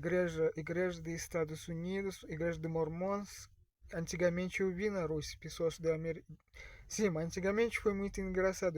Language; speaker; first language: Portuguese; non-native, learner; Russian